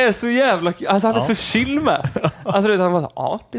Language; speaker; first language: Swedish; native; Swedish